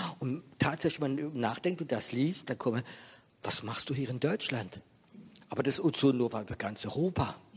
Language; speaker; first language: German; non-native, fluent; French